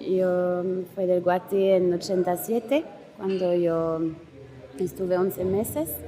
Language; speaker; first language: Spanish; non-native, learner; French